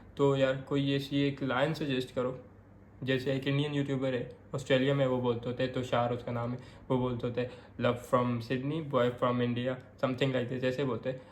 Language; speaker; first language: Urdu; non-native, local second language; Pashto